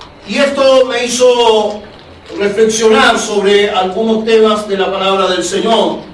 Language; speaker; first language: Spanish; native; Spanish